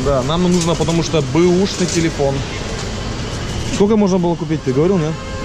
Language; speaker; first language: Russian; native; Russian